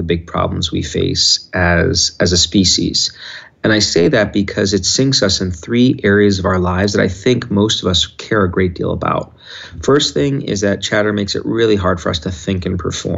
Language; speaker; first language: English; native; English